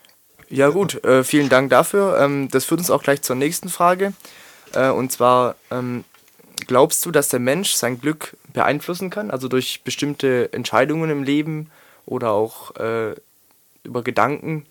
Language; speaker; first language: German; native; German